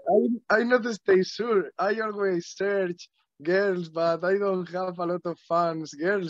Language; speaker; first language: English; non-native, learner; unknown